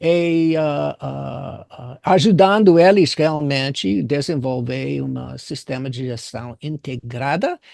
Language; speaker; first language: Portuguese; non-native, fluent; English